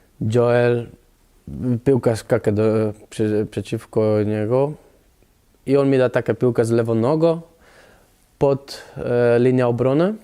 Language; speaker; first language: Polish; non-native, learner; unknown